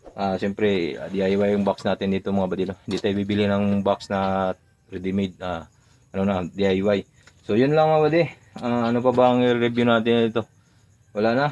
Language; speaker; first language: Filipino; non-native, local second language; Cebuano